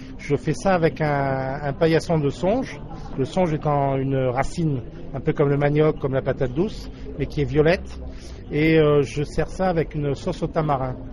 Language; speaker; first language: French; native; French